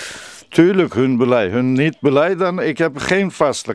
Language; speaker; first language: Dutch; non-native, learner; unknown